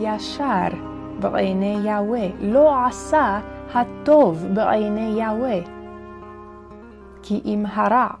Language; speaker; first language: Hebrew; non-native, fluent; Indonesian